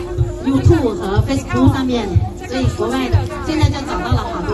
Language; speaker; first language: Chinese; non-native, local second language; Iu Mien